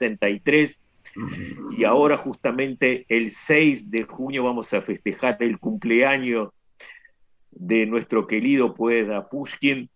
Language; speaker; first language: Spanish; non-native, fluent; Russian